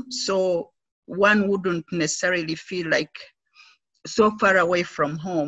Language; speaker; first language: English; non-native, local second language; Ganda